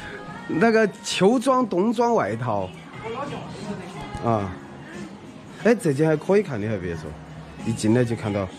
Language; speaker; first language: Chinese; native; Chinese